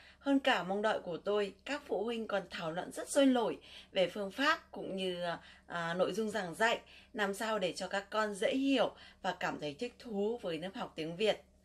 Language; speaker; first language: Vietnamese; native; Vietnamese